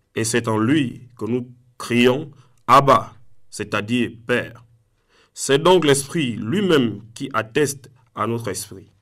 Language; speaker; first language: French; non-native, local second language; Fang